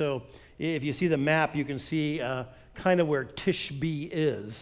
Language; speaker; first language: English; native; English